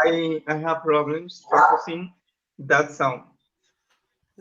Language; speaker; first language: English; non-native, learner; Spanish